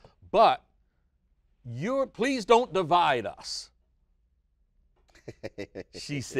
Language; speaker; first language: English; native; English